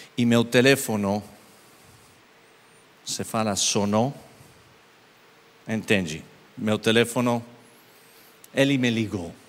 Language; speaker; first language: Portuguese; non-native, learner; English